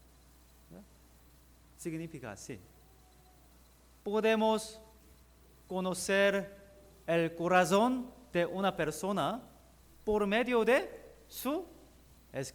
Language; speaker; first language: Spanish; non-native, learner; Korean